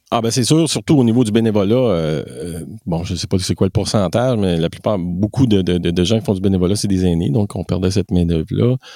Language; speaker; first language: French; native; French